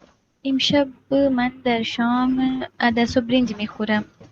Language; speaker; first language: Persian; non-native, learner; Urdu